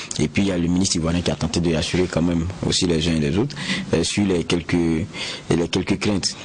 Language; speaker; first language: French; native; French